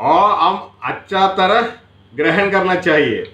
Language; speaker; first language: Hindi; non-native, local second language; Malayalam